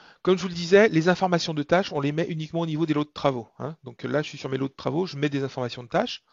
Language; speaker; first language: French; native; French